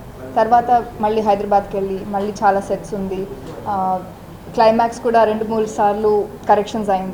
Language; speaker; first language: Telugu; non-native, fluent; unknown